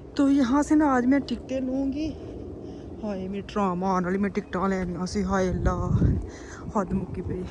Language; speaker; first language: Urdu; non-native, local second language; Punjabi